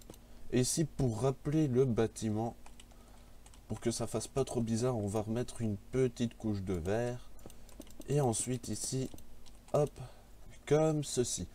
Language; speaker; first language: French; native; French